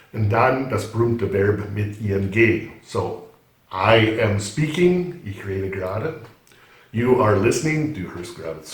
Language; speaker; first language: German; non-native, fluent; English